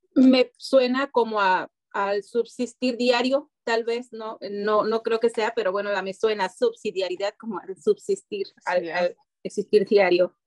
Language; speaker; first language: Spanish; early bilingual, heritage; Spanish